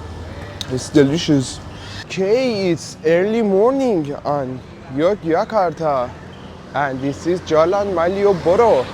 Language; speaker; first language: English; non-native, fluent; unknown